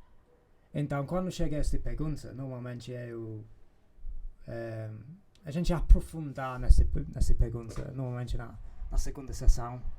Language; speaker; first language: Portuguese; non-native, fluent; English